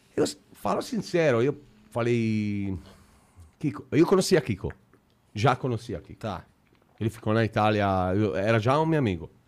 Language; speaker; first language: Portuguese; non-native, fluent; Italian